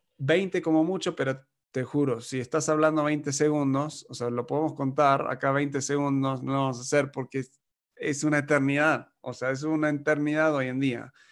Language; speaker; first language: Spanish; non-native, fluent; English